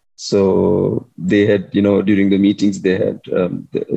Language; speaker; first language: English; non-native, local second language; Hindi